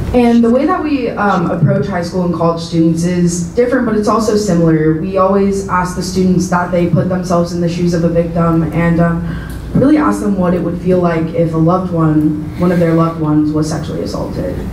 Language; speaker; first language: English; native; English